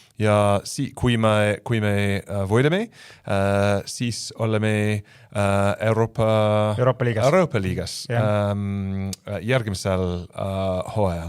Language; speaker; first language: Estonian; non-native, fluent; English